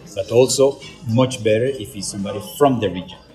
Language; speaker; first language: English; non-native, fluent; Spanish